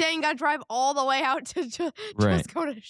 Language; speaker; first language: English; native; English